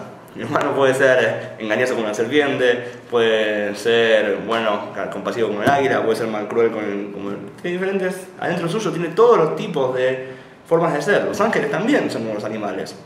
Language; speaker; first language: Spanish; native; Spanish